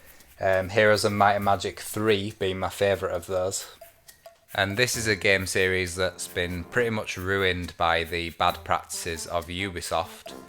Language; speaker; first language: English; native; English